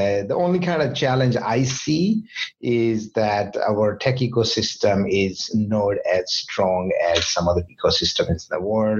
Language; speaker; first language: English; non-native, local second language; Hindi